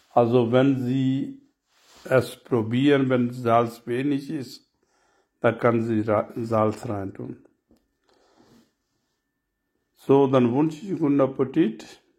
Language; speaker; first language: German; non-native, learner; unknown